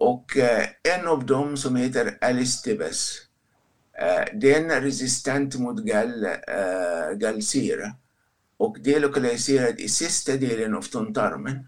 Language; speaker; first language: Swedish; non-native, fluent; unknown